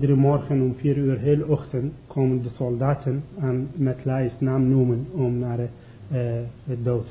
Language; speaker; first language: Dutch; non-native, learner; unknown